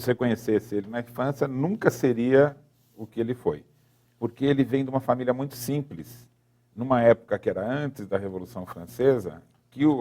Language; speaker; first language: Portuguese; native; Portuguese